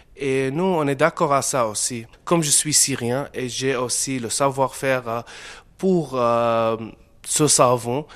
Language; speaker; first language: French; non-native, fluent; Arabic